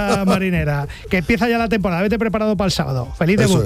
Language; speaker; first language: Spanish; native; Spanish